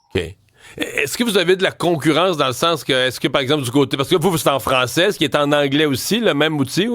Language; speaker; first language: French; native; French